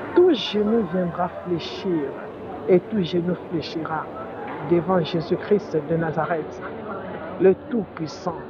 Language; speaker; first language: French; non-native, local second language; Lingala